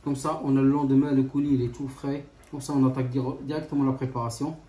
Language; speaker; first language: French; non-native, local second language; Arabic